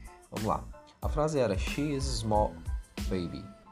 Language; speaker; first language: English; non-native, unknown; Portuguese